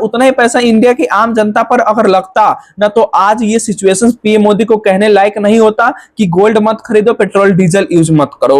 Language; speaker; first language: Hindi; native; Hindi